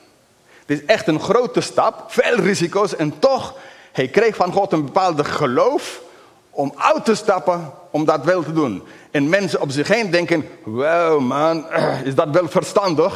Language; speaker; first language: Dutch; non-native, fluent; English